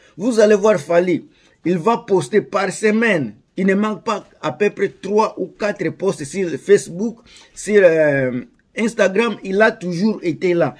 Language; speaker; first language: French; non-native, local second language; Lingala